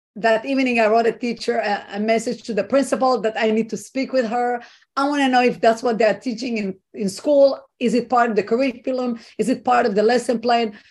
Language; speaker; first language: English; non-native, fluent; Hebrew